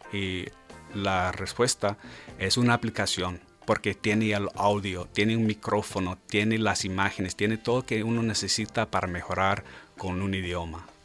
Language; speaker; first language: Spanish; non-native, fluent; English